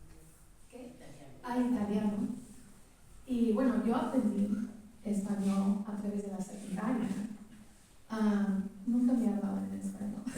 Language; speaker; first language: Spanish; early bilingual, heritage; English